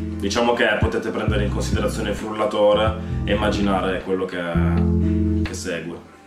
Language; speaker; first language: Italian; early bilingual, heritage; Italian